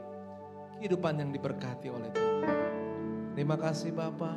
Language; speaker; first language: Indonesian; native; Indonesian